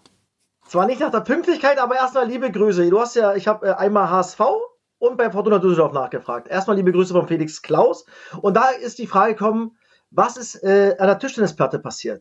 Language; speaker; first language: German; native; German